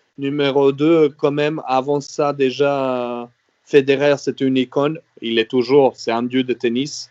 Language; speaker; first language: French; non-native, fluent; Serbian